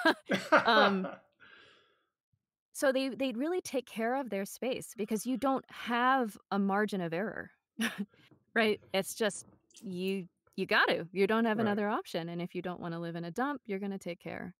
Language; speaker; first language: English; native; English